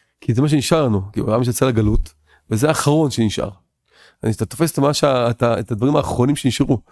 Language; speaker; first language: Hebrew; native; Hebrew